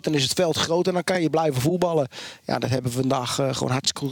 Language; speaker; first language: Dutch; native; Dutch